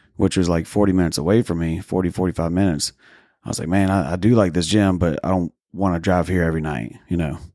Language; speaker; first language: English; native; English